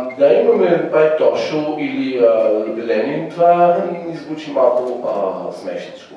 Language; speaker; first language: Bulgarian; non-native, fluent; French